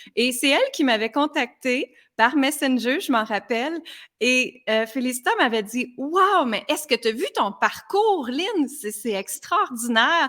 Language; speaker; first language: French; native; French